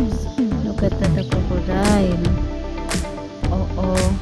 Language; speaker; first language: English; non-native, learner; Filipino